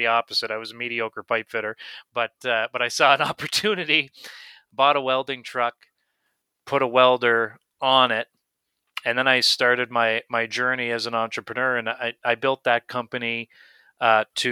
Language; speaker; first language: English; native; English